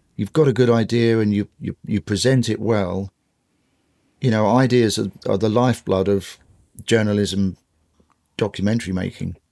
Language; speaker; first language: English; native; English